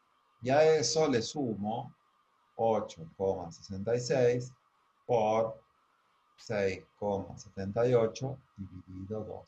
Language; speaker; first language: Spanish; native; Spanish